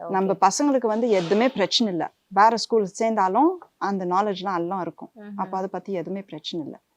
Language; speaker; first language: Tamil; non-native, local second language; French